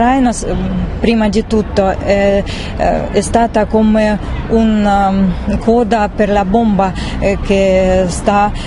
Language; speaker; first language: Italian; non-native, learner; Russian